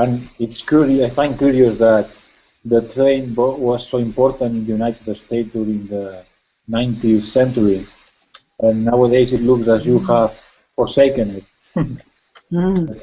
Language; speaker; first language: English; non-native, fluent; Spanish